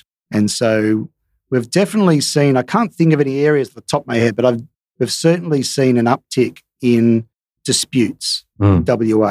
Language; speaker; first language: English; native; English